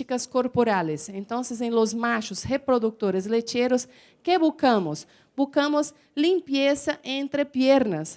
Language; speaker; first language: Spanish; non-native, fluent; Portuguese